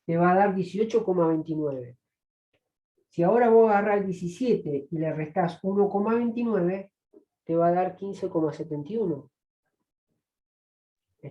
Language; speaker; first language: Spanish; native; Spanish